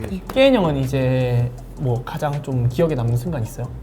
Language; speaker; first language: Korean; native; Korean